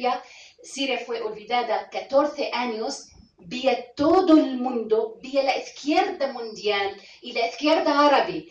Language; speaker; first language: Spanish; non-native, fluent; Arabic